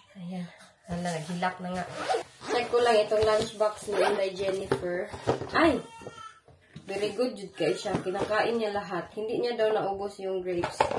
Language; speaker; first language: Filipino; non-native, local second language; Hiligaynon